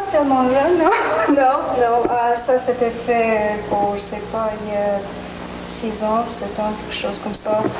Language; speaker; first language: French; non-native, fluent; English